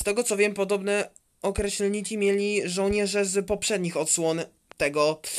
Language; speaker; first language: Polish; native; Polish